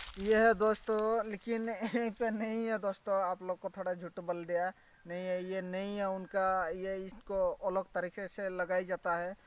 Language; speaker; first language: Hindi; non-native, local second language; Santali